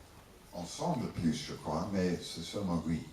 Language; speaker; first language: French; non-native, learner; English